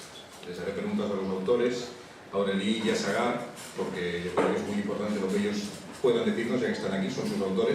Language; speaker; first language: Spanish; native; Spanish